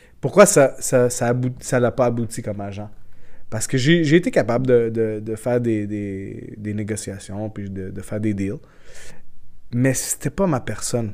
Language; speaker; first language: French; early bilingual, other home language; Portuguese